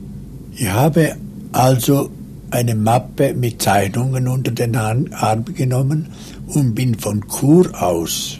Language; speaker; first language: German; non-native, local second language; Romansh